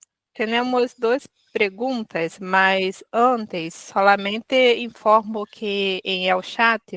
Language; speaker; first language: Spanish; non-native, learner; Portuguese